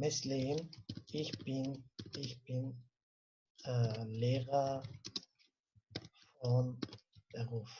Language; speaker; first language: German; non-native, fluent; Turkish